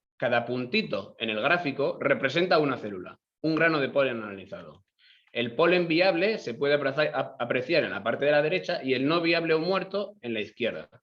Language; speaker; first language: Spanish; native; Spanish